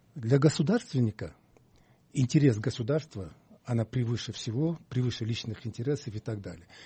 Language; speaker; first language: Russian; non-native, local second language; Kyrgyz